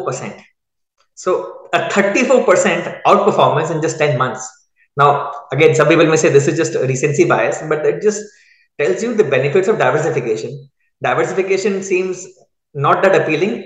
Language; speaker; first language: English; non-native, local second language; Hindi